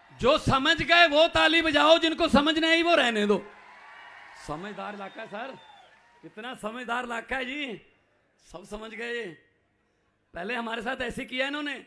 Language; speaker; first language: Hindi; non-native, local second language; Punjabi